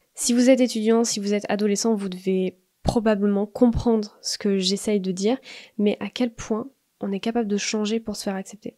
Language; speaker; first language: French; native; French